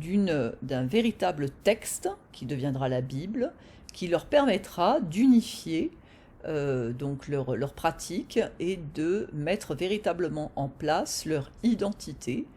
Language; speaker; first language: French; native; French